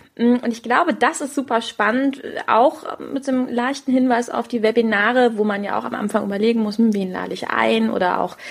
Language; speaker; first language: German; native; German